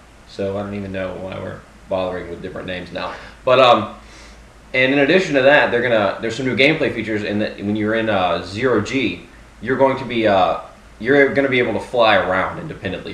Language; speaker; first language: English; native; English